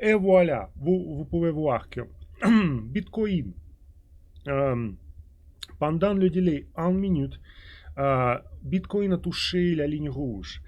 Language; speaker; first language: French; non-native, fluent; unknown